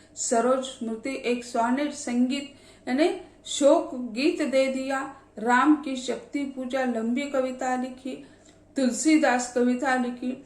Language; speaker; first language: Hindi; non-native, local second language; Marathi